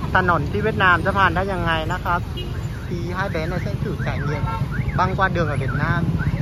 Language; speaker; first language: Thai; non-native, fluent; Vietnamese